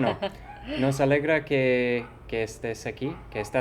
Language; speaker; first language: Spanish; non-native, fluent; English